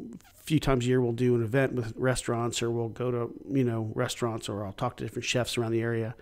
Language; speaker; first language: English; native; English